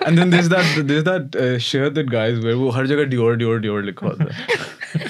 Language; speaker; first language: English; non-native, local second language; Urdu